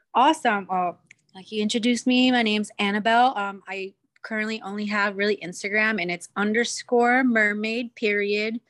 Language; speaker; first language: English; early bilingual, other home language; Spanish